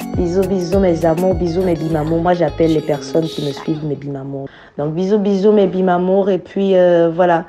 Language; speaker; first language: French; native; French